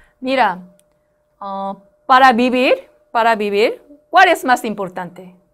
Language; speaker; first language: Spanish; non-native, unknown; Korean